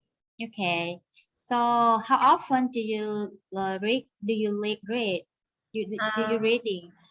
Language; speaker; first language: English; non-native, learner; Vietnamese